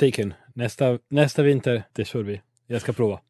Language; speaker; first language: Swedish; non-native, learner; English